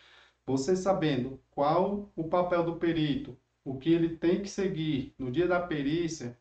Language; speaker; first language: Portuguese; native; Portuguese